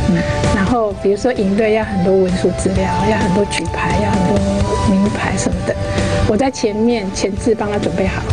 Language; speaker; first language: Chinese; native; Chinese